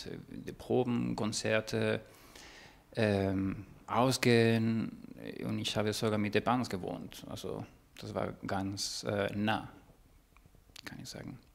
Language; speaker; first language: German; non-native, fluent; Spanish